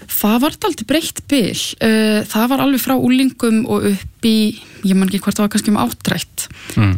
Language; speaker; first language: Icelandic; native; Icelandic